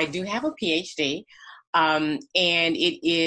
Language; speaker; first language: English; native; English